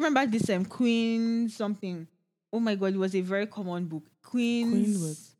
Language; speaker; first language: English; non-native, local second language; Yoruba